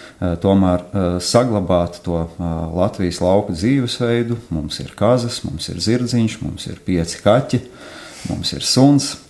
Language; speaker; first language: Latvian; native; Latvian